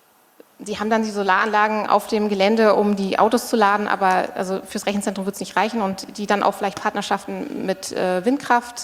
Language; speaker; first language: German; native; German